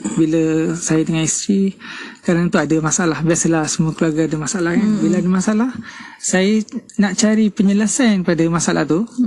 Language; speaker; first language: Malay; non-native, local second language; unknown